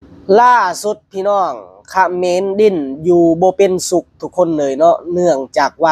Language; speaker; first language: Thai; non-native, local second language; Lao